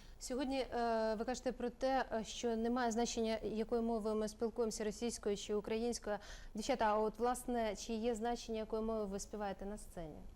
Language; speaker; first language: Ukrainian; native; Ukrainian